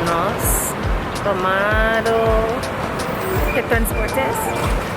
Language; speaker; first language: Spanish; non-native, learner; English